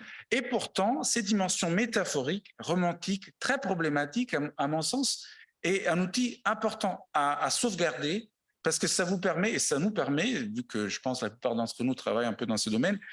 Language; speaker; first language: French; non-native, fluent; Italian